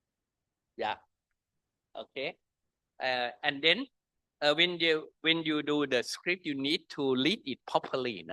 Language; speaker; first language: English; non-native, learner; Thai